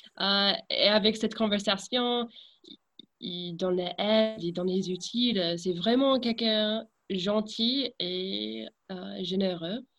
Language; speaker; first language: French; non-native, fluent; English